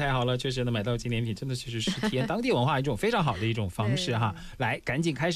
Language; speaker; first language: Chinese; native; Chinese